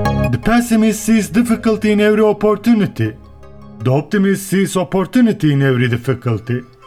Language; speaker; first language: English; non-native, fluent; Turkish